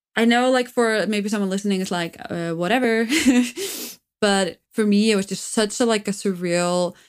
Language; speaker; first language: English; non-native, fluent; Icelandic